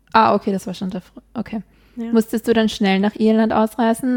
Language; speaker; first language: German; native; German